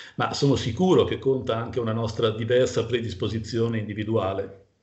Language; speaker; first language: Italian; native; Italian